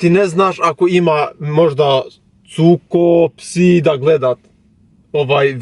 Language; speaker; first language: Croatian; non-native, learner; Albanian